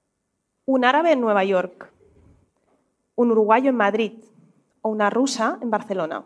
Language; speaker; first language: Spanish; non-native, fluent; Russian